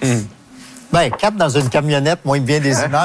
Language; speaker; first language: French; native; French